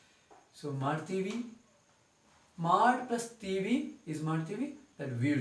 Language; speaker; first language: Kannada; non-native, local second language; Telugu